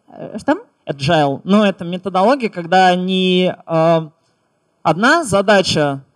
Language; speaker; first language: Russian; native; Russian